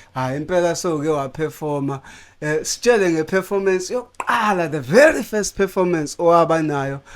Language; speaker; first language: Zulu; native; Zulu